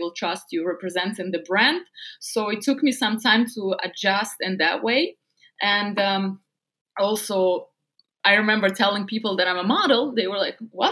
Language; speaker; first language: English; non-native, fluent; Russian